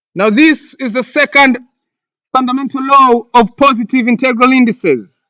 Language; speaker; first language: English; non-native, local second language; Swahili